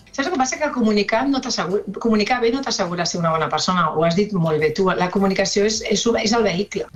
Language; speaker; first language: Catalan; non-native, local second language; Spanish